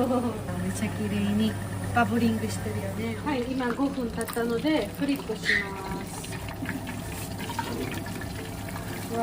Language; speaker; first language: Japanese; non-native, fluent; Georgian